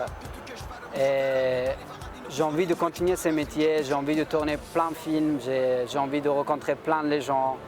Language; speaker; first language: French; non-native, fluent; Persian